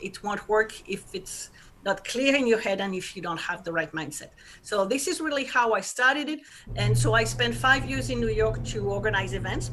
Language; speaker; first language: English; non-native, fluent; French